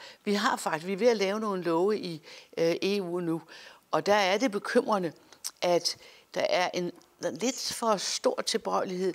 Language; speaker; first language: Danish; native; Danish